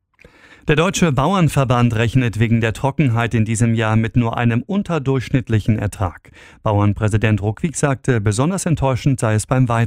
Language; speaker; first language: German; native; German